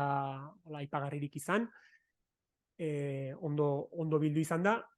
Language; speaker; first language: Basque; native; Basque